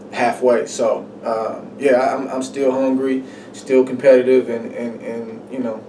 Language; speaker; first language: English; native; English